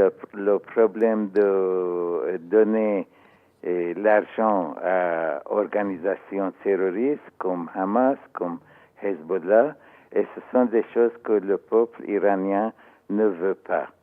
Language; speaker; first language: French; non-native, learner; Persian